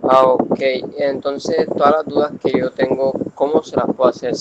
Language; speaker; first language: Spanish; native; Spanish